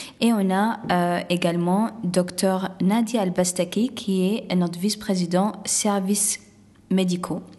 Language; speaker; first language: French; non-native, fluent; Arabic